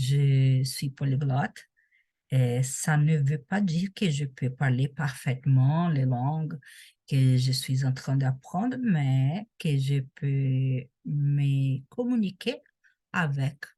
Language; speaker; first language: French; non-native, learner; Portuguese